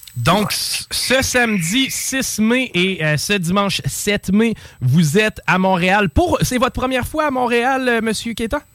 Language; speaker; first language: French; native; French